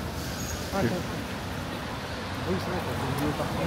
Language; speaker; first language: French; native; French